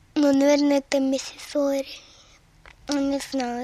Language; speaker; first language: Russian; early bilingual, heritage; Russian